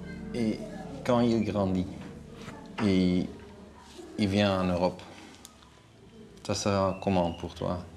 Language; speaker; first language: French; non-native, learner; Dutch